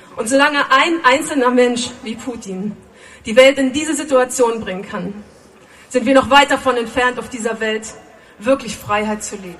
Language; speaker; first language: German; native; German